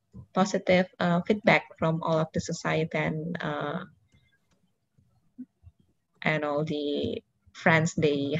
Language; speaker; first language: English; non-native, local second language; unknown